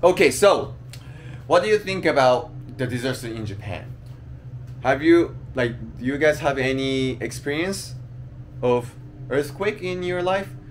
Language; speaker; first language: English; non-native, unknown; Japanese